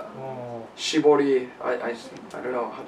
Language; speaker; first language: English; non-native, learner; Japanese